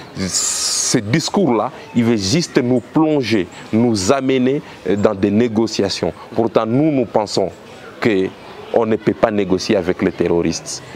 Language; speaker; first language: French; non-native, local second language; Swahili